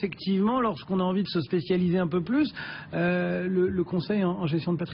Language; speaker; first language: French; native; French